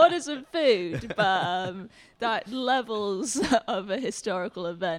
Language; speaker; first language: English; native; English